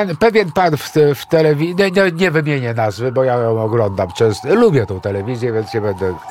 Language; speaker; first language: Polish; early bilingual, other home language; Greek